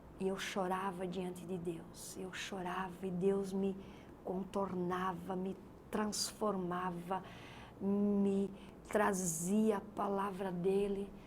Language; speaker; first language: Portuguese; native; Portuguese